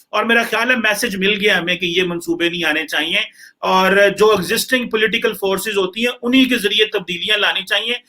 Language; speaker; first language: Hindi; non-native, local second language; Punjabi